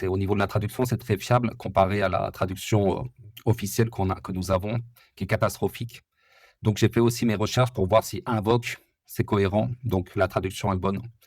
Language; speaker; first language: French; native; French